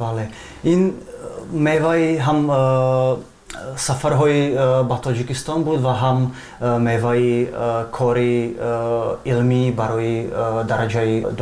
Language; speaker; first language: Persian; non-native, fluent; Czech